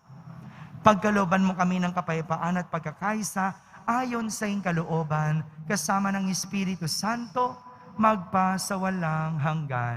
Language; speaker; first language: Filipino; native; Filipino